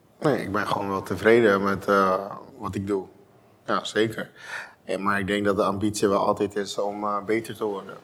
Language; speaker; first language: Dutch; non-native, local second language; Papiamento